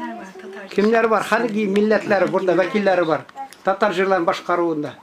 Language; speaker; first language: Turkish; non-native, learner; Tatar